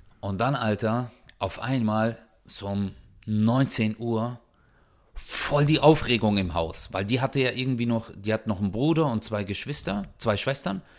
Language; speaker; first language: German; early bilingual, other home language; Turkish